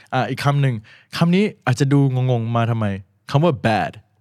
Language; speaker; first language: Thai; early bilingual, heritage; Thai